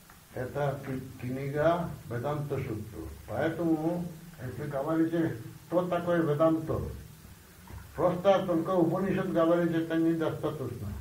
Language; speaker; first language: Russian; non-native, learner; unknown